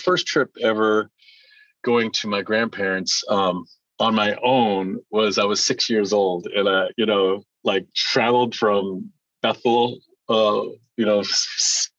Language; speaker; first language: English; early bilingual, other home language; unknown